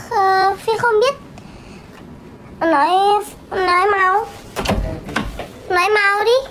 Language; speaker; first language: Vietnamese; non-native, learner; Indonesian